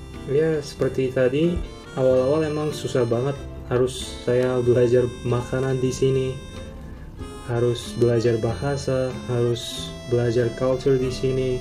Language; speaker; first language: Indonesian; non-native, fluent; Turkmen